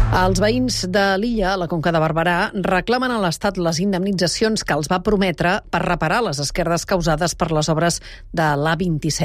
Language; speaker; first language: Catalan; native; Catalan